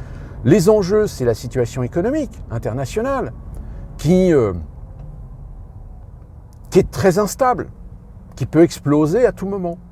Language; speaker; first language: French; native; French